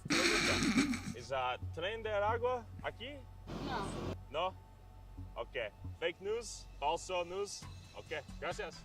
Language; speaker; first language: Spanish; non-native, learner; English